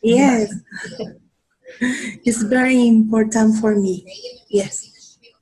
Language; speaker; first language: English; non-native, learner; Spanish